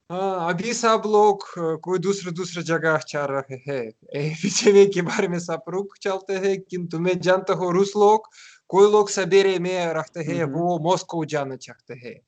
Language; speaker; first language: Hindi; non-native, learner; Russian